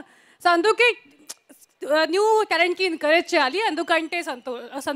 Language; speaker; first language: Telugu; non-native, learner; Hindi